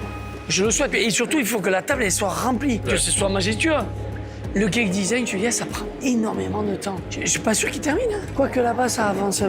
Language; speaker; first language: French; native; French